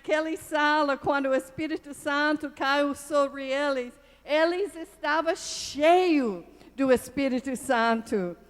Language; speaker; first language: Portuguese; non-native, learner; English